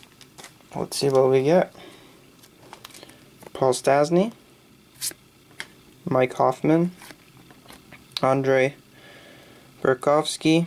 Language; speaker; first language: English; native; English